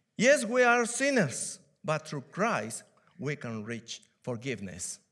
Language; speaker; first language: English; non-native, fluent; Spanish